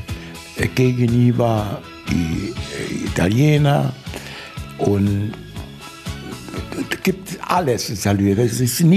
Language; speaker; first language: German; non-native, fluent; Italian